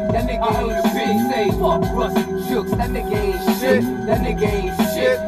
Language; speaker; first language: English; native; English